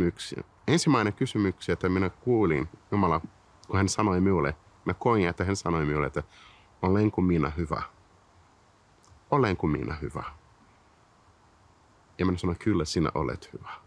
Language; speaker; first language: Finnish; non-native, learner; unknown